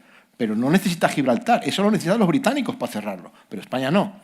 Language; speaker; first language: Spanish; native; Spanish